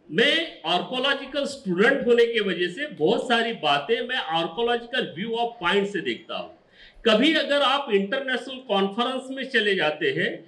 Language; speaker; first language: Hindi; non-native, local second language; Marathi